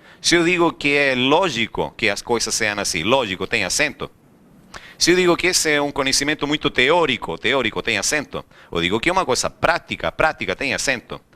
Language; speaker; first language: Portuguese; non-native, fluent; Spanish